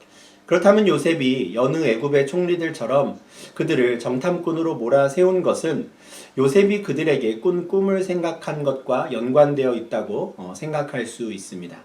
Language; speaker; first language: Korean; native; Korean